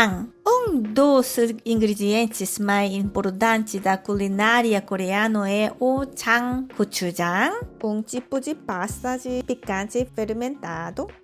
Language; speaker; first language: Portuguese; non-native, fluent; Korean